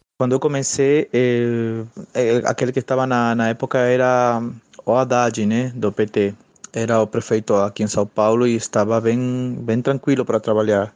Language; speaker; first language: Portuguese; non-native, fluent; Spanish